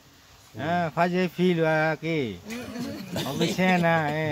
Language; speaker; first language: Portuguese; non-native, learner; Vietnamese